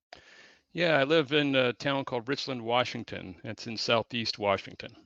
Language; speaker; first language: English; native; English